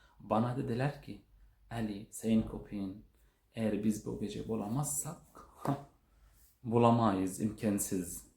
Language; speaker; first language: Turkish; non-native, learner; Arabic